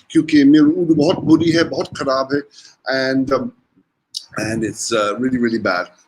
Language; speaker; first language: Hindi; non-native, learner; English